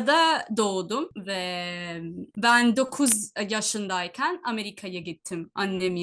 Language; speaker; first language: Turkish; non-native, fluent; Telugu